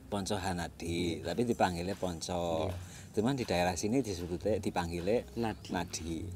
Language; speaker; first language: Indonesian; non-native, local second language; Javanese